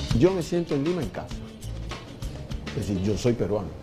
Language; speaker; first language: Spanish; native; Spanish